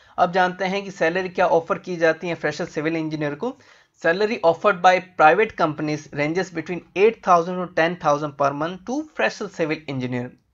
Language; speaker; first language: Hindi; native; Hindi